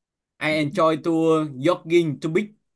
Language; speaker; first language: English; non-native, learner; Vietnamese